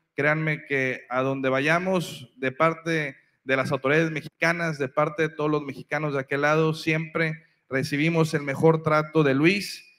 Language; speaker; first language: Spanish; native; Spanish